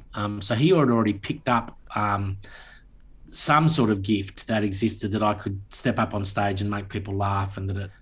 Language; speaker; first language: English; native; English